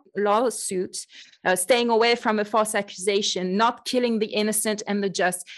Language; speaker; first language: English; non-native, fluent; French